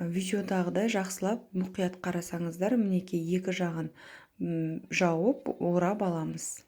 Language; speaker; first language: Kazakh; native; Kazakh